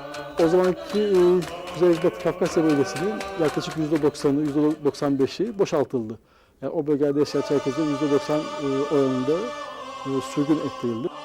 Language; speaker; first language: Turkish; native; Turkish